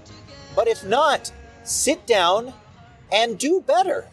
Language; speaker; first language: English; native; English